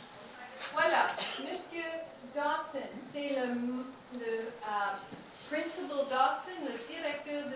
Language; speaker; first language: French; non-native, learner; English